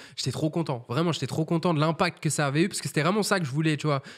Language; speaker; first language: French; native; French